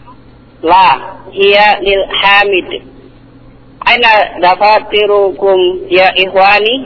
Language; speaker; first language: Arabic; non-native, learner; Indonesian